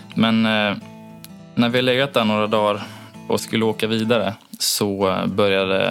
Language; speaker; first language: Swedish; native; Swedish